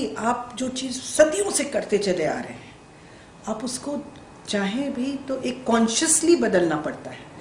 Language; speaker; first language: Hindi; native; Hindi